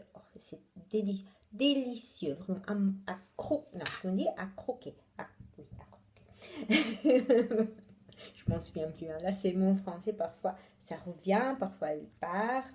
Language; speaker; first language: French; non-native, fluent; Italian